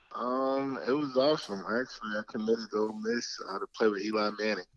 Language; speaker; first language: English; native; English